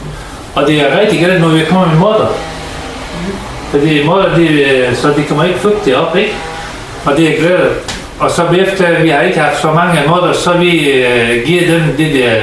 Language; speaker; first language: Danish; non-native, learner; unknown